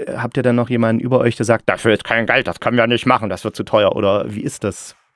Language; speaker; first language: German; native; German